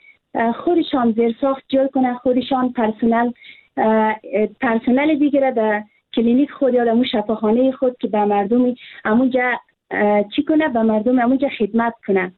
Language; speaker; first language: Persian; native; Persian